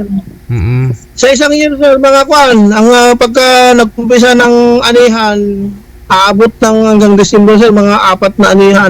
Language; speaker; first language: Filipino; non-native, local second language; Iloko